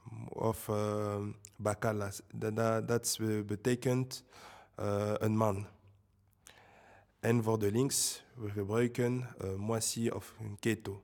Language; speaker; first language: Dutch; non-native, local second language; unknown